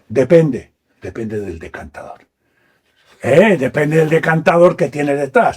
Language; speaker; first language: Spanish; native; Spanish